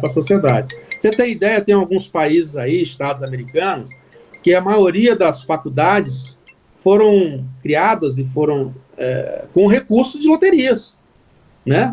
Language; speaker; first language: Portuguese; native; Portuguese